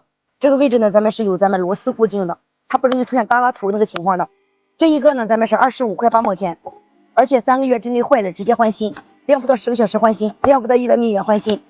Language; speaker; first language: Chinese; native; Chinese